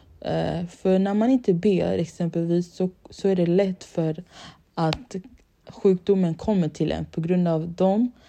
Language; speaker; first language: Swedish; early bilingual, other home language; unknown